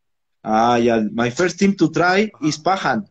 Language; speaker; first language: English; non-native, learner; Spanish